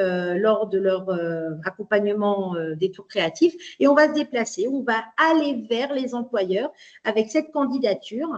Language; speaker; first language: French; native; French